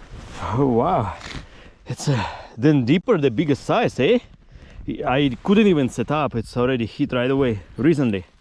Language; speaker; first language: English; non-native, learner; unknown